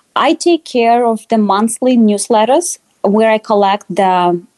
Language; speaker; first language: English; non-native, fluent; Russian